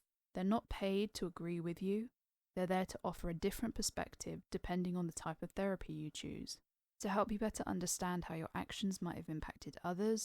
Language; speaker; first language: English; native; English